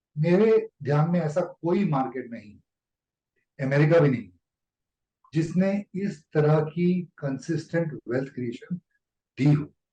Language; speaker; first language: Hindi; native; Hindi